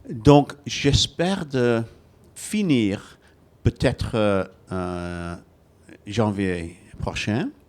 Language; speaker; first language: French; non-native, fluent; Welsh